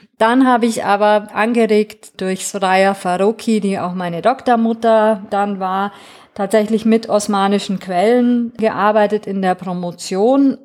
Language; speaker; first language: German; non-native, fluent; Greek